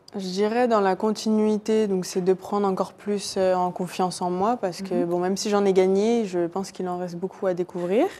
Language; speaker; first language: French; native; French